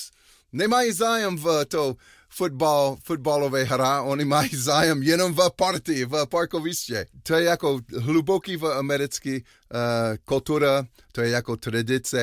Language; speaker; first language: Czech; non-native, learner; English